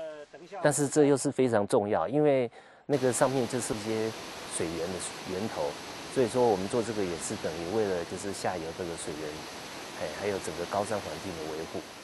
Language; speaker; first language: Chinese; native; Chinese